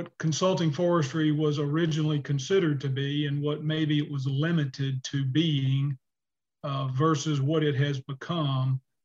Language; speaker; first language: English; native; English